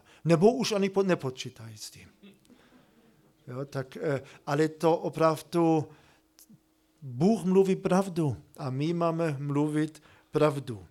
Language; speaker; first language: Czech; non-native, fluent; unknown